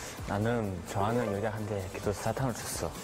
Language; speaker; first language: Korean; non-native, fluent; Chinese